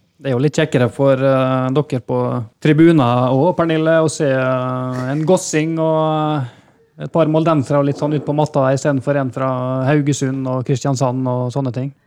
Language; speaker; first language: Norwegian; native; Norwegian